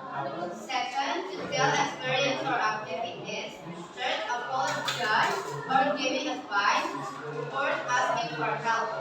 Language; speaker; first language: English; non-native, learner; Indonesian